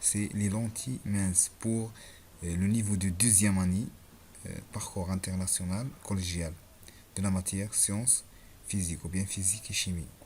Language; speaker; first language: French; non-native, local second language; Arabic